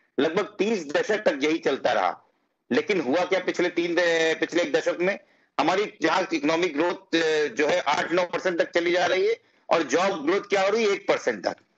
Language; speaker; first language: Hindi; native; Hindi